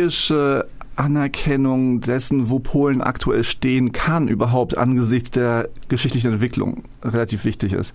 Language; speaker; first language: German; early bilingual, other home language; Polish